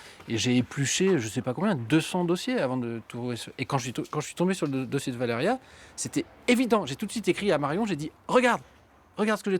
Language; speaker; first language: French; native; French